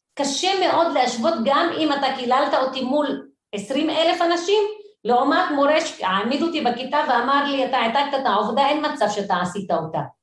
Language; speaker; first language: Hebrew; non-native, local second language; Arabic